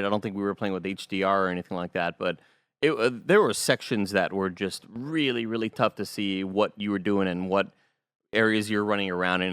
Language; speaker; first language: English; native; English